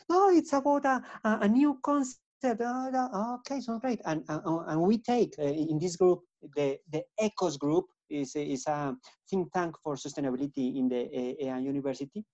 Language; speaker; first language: English; non-native, learner; Spanish